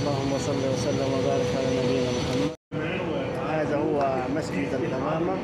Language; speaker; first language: Arabic; native; Arabic